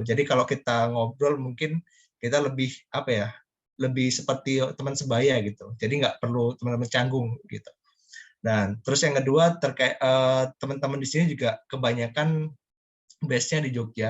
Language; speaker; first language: Indonesian; native; Indonesian